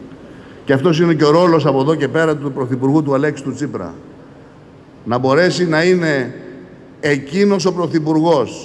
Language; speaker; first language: Greek; native; Greek